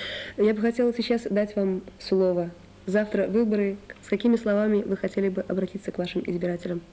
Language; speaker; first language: Russian; native; Russian